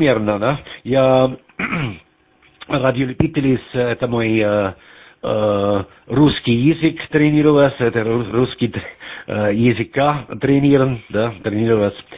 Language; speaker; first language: Russian; non-native, learner; German